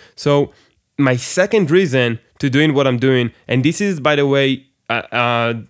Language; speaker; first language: English; non-native, fluent; Hebrew